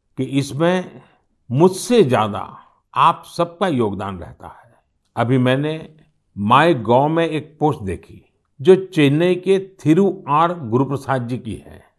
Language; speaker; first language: Hindi; non-native, local second language; Gujarati